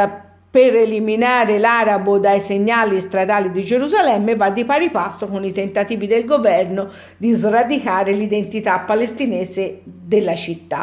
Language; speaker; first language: Italian; native; Italian